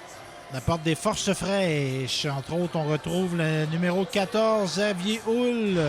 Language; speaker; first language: French; native; French